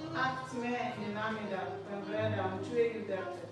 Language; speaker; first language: Dutch; non-native, learner; English